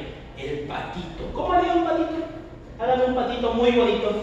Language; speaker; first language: Spanish; native; Spanish